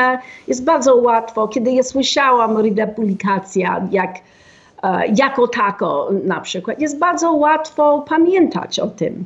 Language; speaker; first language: Polish; non-native, fluent; English